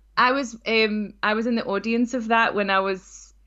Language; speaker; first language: English; native; English